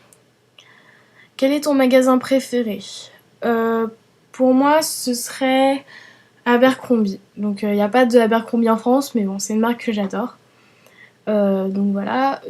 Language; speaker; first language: French; early bilingual, other home language; Vietnamese